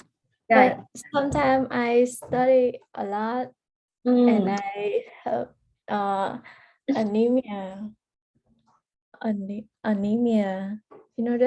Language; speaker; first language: English; early bilingual, heritage; Vietnamese